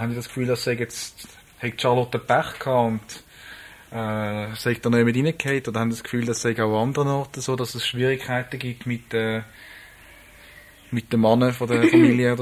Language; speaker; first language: German; native; German